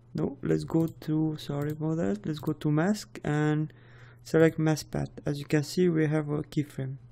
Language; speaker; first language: English; non-native, fluent; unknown